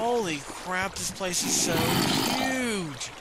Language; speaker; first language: English; native; English